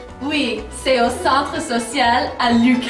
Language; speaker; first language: French; non-native, learner; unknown